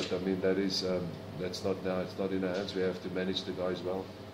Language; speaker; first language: English; non-native, local second language; Afrikaans